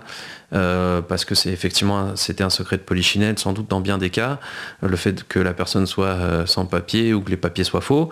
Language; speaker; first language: French; native; French